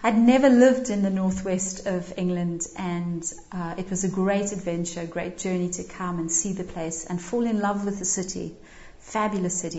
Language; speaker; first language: English; native; English